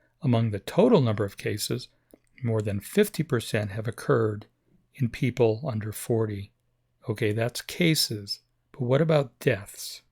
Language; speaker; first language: English; native; English